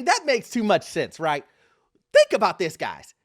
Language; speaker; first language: English; native; English